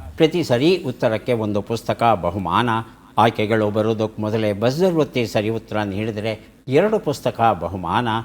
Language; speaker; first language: Kannada; native; Kannada